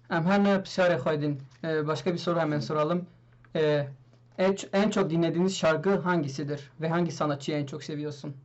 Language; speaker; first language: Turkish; non-native, local second language; Kurdish